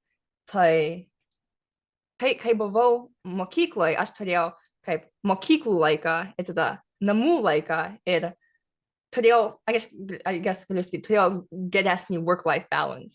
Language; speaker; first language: Lithuanian; early bilingual, heritage; English